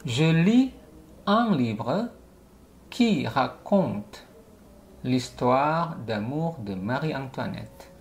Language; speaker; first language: French; non-native, fluent; Indonesian